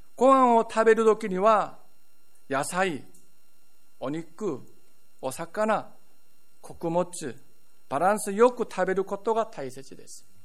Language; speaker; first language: Japanese; non-native, fluent; Korean